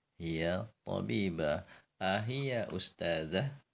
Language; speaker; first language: Arabic; non-native, learner; Indonesian